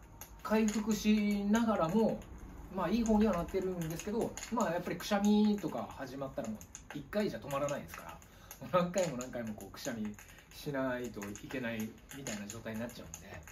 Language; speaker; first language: Japanese; native; Japanese